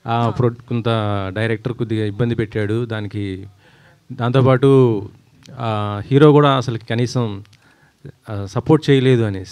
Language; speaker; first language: Telugu; native; Telugu